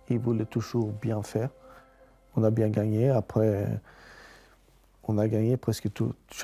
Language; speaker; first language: French; non-native, fluent; Swedish